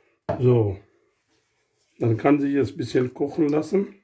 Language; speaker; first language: German; non-native, learner; Urdu